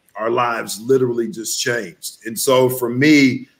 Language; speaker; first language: English; native; English